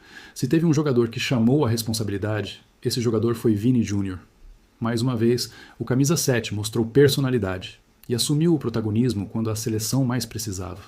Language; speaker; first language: Portuguese; native; Portuguese